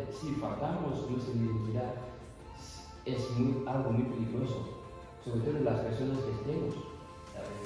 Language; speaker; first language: Spanish; non-native, learner; Fula